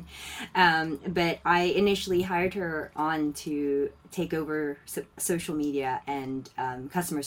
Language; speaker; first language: English; non-native, local second language; Filipino